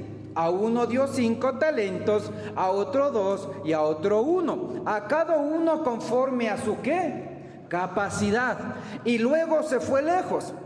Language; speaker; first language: Spanish; native; Spanish